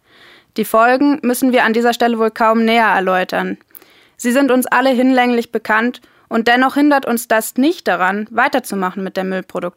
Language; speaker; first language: German; native; German